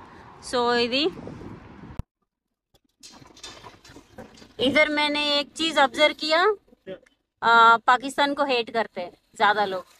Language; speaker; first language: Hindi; non-native, local second language; Telugu